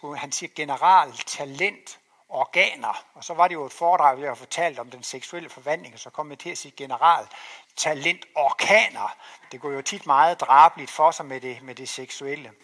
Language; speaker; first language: Danish; native; Danish